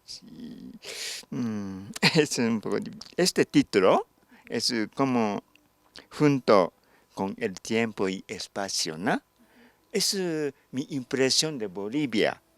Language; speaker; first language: Spanish; non-native, learner; Japanese